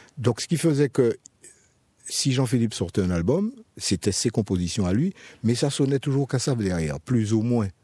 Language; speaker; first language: French; native; French